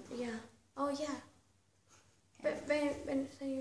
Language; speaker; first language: Dutch; non-native, learner; Spanish